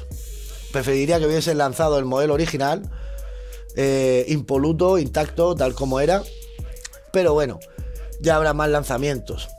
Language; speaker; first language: Spanish; native; Spanish